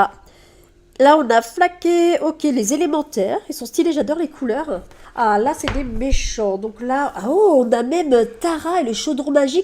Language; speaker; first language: French; native; French